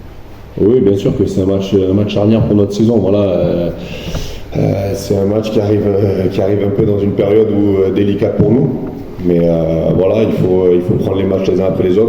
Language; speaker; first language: French; native; French